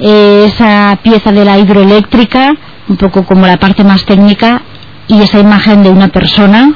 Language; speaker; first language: Spanish; native; Spanish